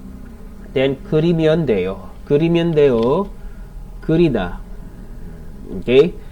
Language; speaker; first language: Korean; non-native, learner; Filipino